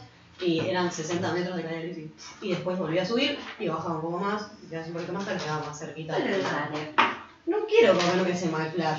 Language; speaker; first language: Spanish; native; Spanish